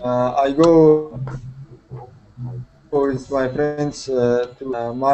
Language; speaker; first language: English; non-native, learner; Arabic